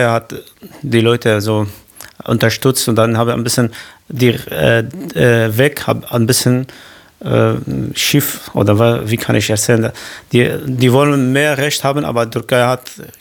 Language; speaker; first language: German; non-native, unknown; Kurdish